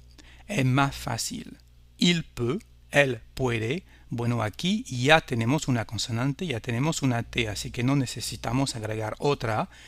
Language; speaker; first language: Spanish; non-native, fluent; French